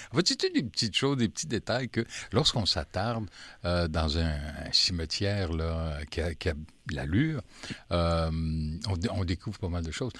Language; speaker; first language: French; native; French